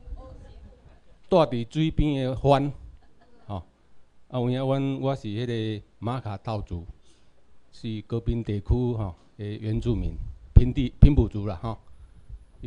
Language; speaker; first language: Chinese; non-native, local second language; Min Nan Chinese